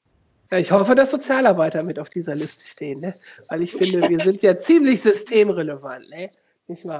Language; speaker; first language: German; native; German